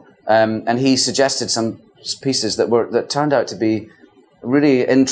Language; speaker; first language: English; native; English